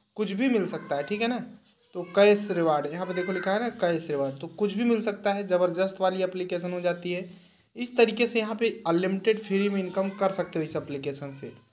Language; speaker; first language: Hindi; native; Hindi